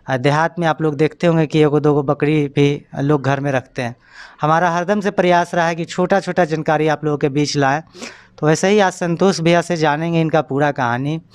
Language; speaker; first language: Hindi; native; Hindi